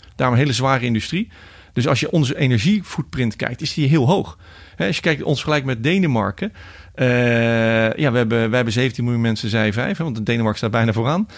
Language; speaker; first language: Dutch; native; Dutch